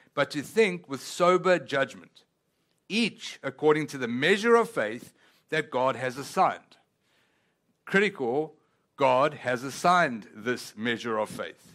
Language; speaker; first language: English; non-native, local second language; Italian